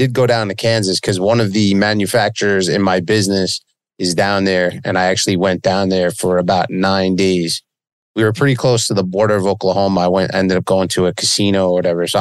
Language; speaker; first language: English; native; English